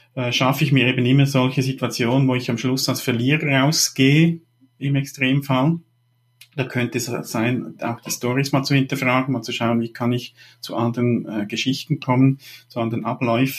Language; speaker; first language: German; native; German